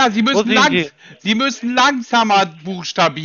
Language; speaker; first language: German; native; German